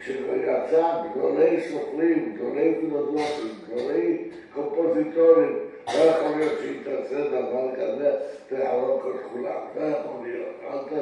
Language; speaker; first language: Hebrew; non-native, fluent; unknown